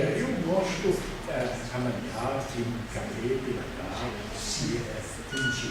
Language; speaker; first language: Portuguese; non-native, fluent; Danish